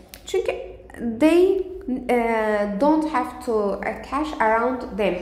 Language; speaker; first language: English; non-native, fluent; Azerbaijani